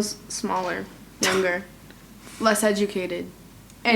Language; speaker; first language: English; native; English